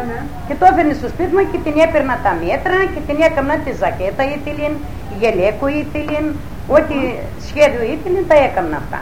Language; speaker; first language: Greek; native; Greek